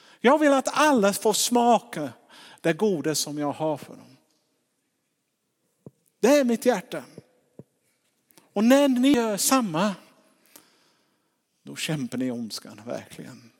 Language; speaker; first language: Swedish; non-native, fluent; English